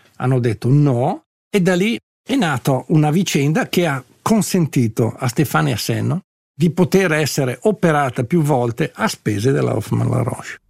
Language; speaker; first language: Italian; native; Italian